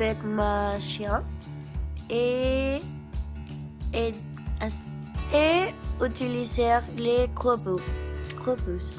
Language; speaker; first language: French; non-native, learner; Spanish